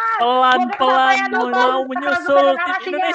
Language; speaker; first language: Indonesian; native; Indonesian